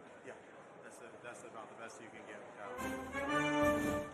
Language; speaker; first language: English; native; English